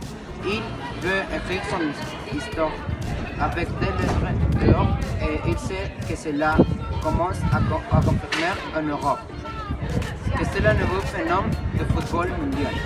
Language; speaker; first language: French; non-native, learner; Spanish